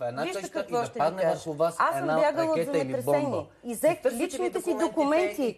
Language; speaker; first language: Bulgarian; native; Bulgarian